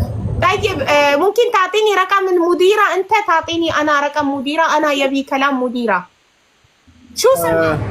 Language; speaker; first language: Arabic; non-native, learner; Amharic